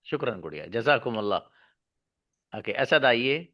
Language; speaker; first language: Hindi; native; Hindi